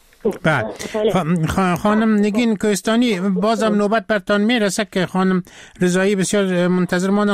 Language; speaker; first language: Persian; native; Persian